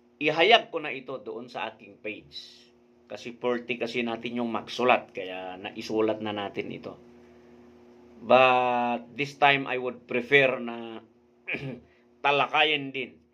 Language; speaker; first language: Filipino; non-native, local second language; Iloko